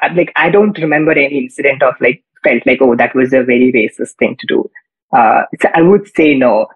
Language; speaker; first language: English; non-native, local second language; Kannada